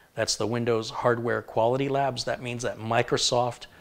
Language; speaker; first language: English; native; English